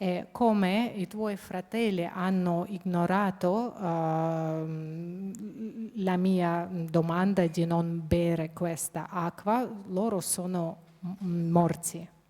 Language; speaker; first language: Italian; non-native, fluent; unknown